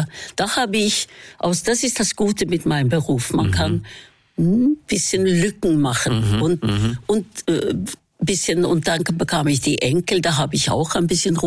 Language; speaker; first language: German; non-native, fluent; Norwegian